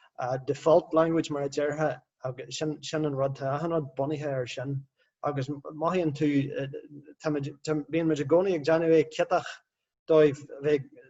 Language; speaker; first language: Irish; non-native, local second language; English